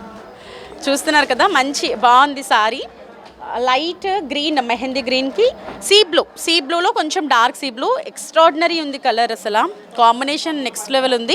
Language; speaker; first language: Telugu; native; Telugu